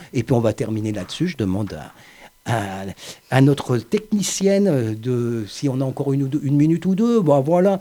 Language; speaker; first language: French; native; French